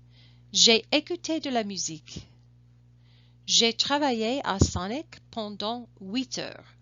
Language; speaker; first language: French; non-native, fluent; English